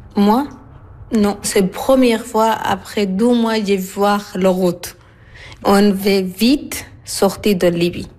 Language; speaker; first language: French; non-native, learner; Arabic